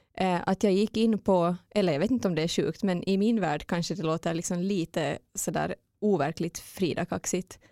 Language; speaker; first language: Swedish; native; Swedish